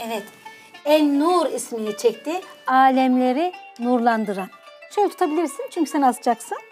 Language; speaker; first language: Turkish; native; Turkish